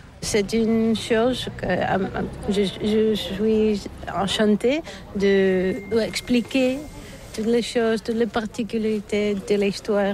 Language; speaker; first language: French; non-native, learner; Bulgarian